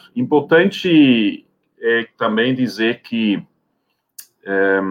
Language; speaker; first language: Portuguese; non-native, fluent; Swiss German